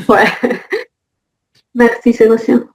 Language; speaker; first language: French; non-native, learner; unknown